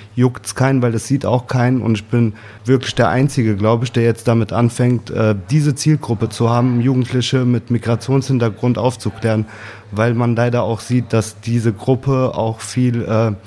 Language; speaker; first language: German; early bilingual, other home language; Arabic